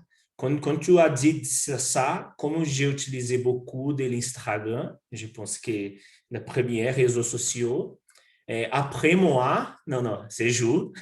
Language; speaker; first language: French; non-native, learner; Portuguese